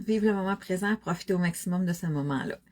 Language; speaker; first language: French; native; French